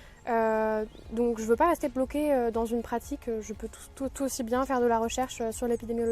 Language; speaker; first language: French; native; French